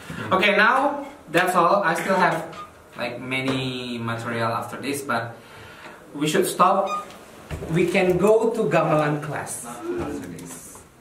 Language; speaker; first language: English; non-native, fluent; Indonesian